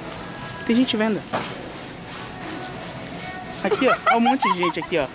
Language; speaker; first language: Portuguese; native; Portuguese